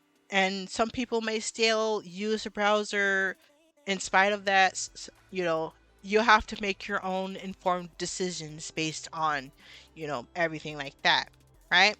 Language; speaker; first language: English; native; English